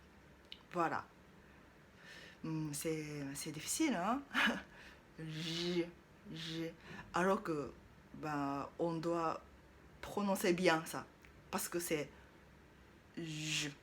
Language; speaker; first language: French; non-native, learner; Japanese